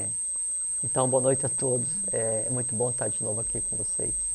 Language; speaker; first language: Portuguese; native; Portuguese